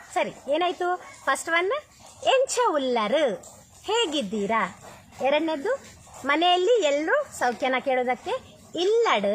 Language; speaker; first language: Kannada; non-native, local second language; Tulu